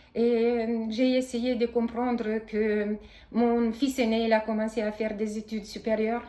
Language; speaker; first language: French; non-native, fluent; Romanian